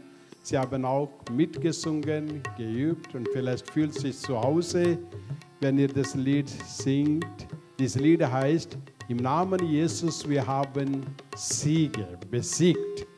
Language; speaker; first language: German; non-native, learner; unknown